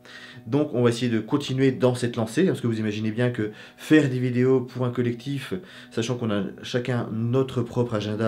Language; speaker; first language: French; native; French